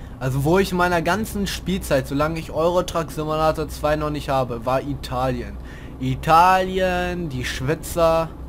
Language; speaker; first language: German; native; German